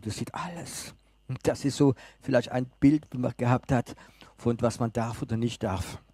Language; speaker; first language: German; non-native, fluent; French